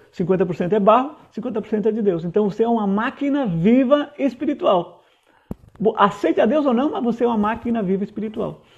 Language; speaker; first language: Portuguese; native; Portuguese